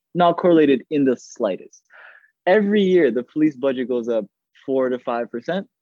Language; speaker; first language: English; native; English